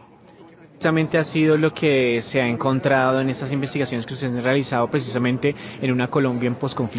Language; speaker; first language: Spanish; native; Spanish